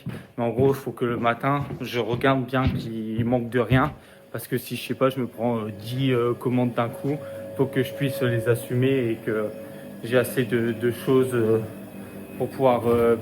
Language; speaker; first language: French; native; French